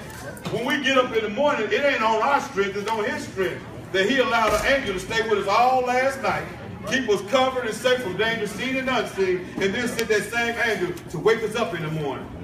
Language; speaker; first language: English; native; English